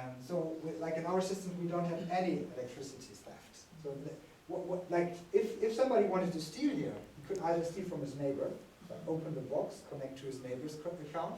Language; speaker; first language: English; non-native, fluent; German